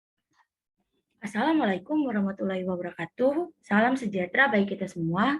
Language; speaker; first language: Indonesian; native; Indonesian